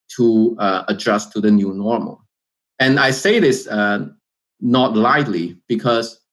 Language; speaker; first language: English; non-native, fluent; Chinese